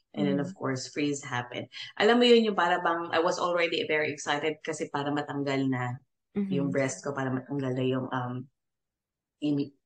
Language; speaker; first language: English; non-native, local second language; Filipino